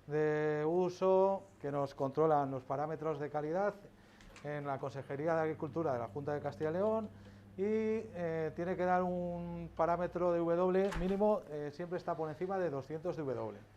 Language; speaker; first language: Spanish; native; Spanish